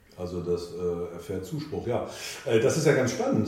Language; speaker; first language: German; native; German